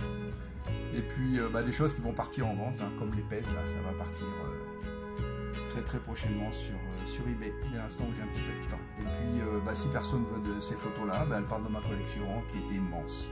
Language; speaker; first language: French; native; French